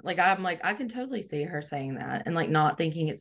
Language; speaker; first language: English; native; English